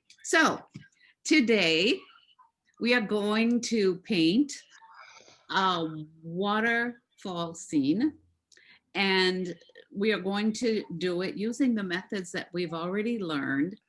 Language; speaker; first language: English; native; English